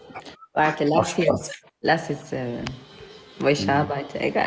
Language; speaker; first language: German; non-native, learner; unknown